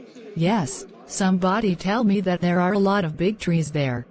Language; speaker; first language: English; non-native, learner; Khmer